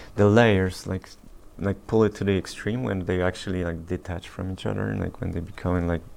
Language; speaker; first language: English; early bilingual, other home language; Polish